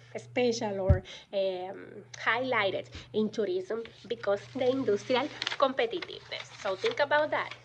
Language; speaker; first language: English; non-native, fluent; Spanish